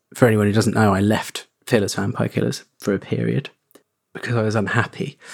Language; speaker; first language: English; native; English